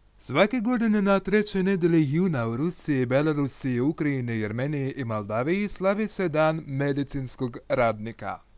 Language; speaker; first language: Croatian; non-native, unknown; Russian